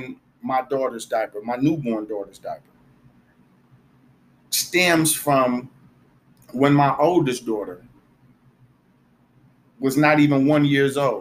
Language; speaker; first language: English; native; English